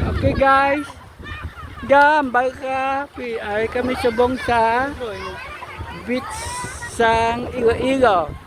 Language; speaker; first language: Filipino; non-native, local second language; Hiligaynon